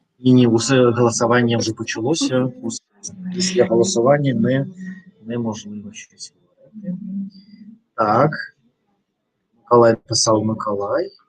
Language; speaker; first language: Ukrainian; non-native, learner; Russian